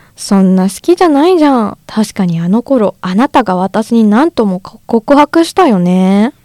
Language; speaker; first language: Japanese; non-native, fluent; Chinese